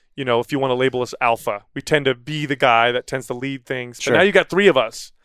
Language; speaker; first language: English; native; English